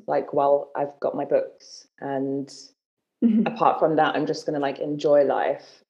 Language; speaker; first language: English; native; English